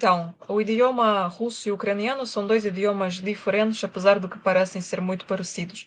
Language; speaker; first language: Portuguese; non-native, fluent; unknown